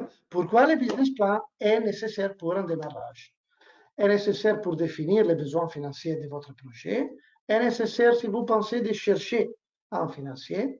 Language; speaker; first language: French; non-native, learner; Italian